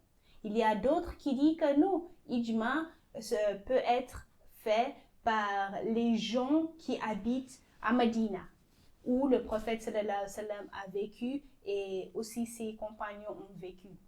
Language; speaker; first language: French; non-native, fluent; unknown